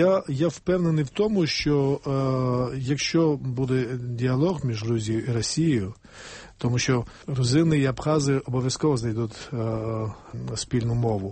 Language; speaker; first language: Ukrainian; non-native, fluent; Georgian